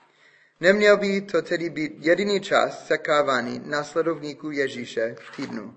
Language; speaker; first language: Czech; non-native, fluent; English